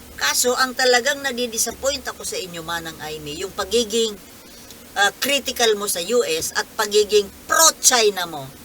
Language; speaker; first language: Filipino; non-native, local second language; Bikol